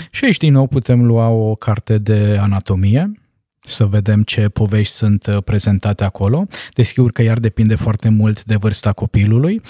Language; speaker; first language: Romanian; non-native, local second language; Hungarian